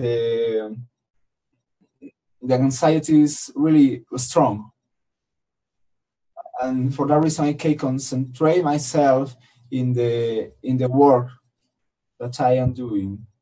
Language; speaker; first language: English; non-native, learner; Spanish